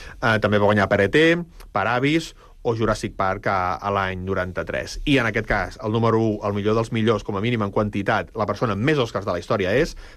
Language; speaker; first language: Catalan; native; Catalan